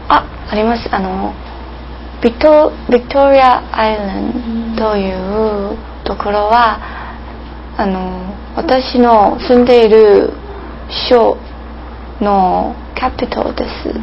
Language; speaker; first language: Japanese; non-native, learner; English